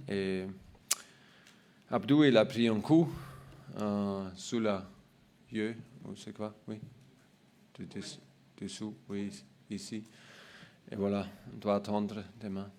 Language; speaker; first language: French; non-native, learner; German